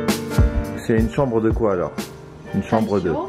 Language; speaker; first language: French; native; French